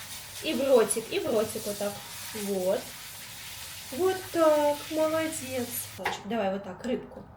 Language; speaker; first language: Russian; native; Russian